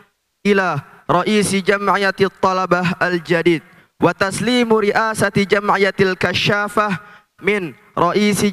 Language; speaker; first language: Arabic; non-native, learner; Indonesian